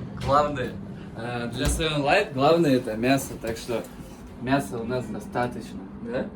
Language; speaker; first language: Russian; non-native, local second language; Kazakh